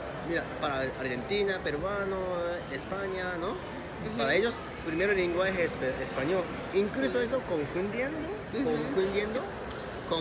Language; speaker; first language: Spanish; non-native, learner; Japanese